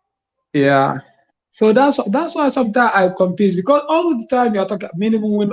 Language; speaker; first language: English; non-native, fluent; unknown